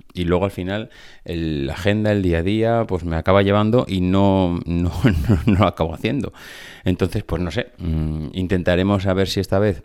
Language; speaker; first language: Spanish; native; Spanish